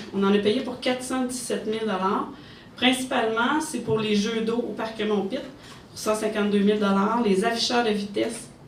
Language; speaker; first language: French; native; French